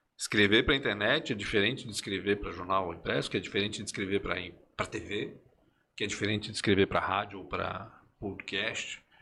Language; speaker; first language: Portuguese; early bilingual, other home language; Spanish